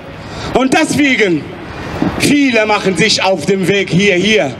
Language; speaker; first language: German; non-native, fluent; Arabic